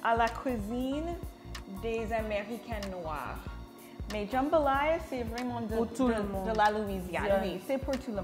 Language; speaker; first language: French; non-native, learner; English